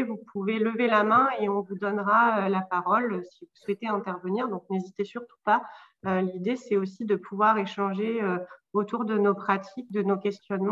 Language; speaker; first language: French; native; French